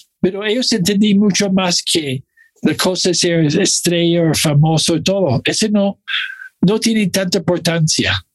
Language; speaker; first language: Spanish; non-native, fluent; English